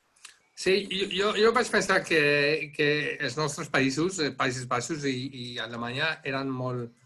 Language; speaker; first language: Catalan; non-native, fluent; Dutch